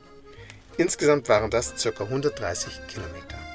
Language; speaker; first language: German; native; German